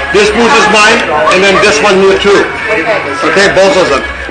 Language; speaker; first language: English; non-native, fluent; German